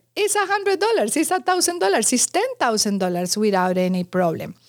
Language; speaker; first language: English; non-native, fluent; Spanish